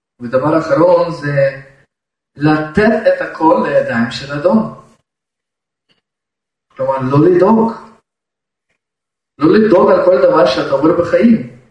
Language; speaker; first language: Hebrew; non-native, fluent; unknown